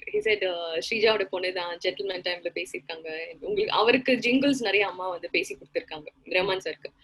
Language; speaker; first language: Tamil; non-native, local second language; Malayalam